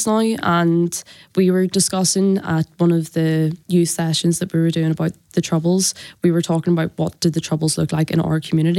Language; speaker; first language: English; native; English